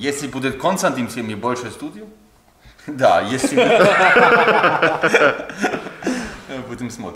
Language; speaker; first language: Russian; non-native, learner; German